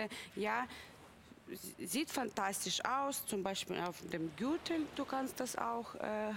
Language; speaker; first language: German; non-native, learner; Russian